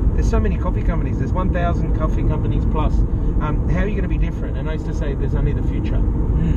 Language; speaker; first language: English; native; English